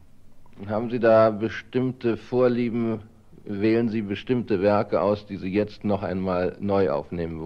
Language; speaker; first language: German; native; German